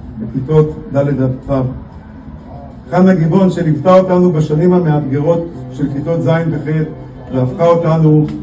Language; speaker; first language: Hebrew; native; Hebrew